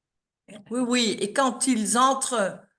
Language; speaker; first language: French; non-native, local second language; Dutch